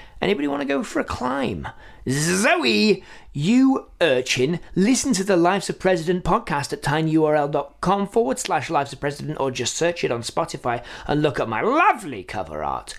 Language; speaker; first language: English; native; English